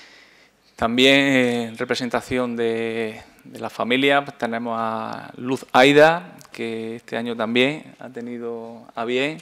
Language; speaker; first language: Spanish; native; Spanish